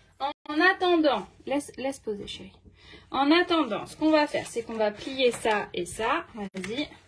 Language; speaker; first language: French; native; French